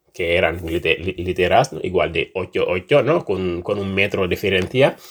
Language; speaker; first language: Spanish; non-native, fluent; Wolof